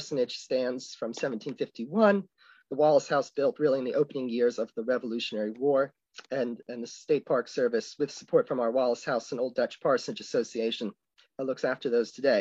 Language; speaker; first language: English; native; English